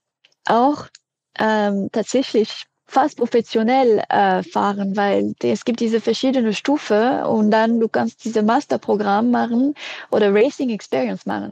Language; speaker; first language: German; non-native, fluent; French